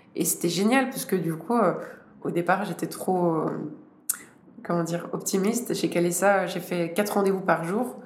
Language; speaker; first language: French; native; French